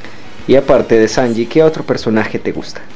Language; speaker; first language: Spanish; native; Spanish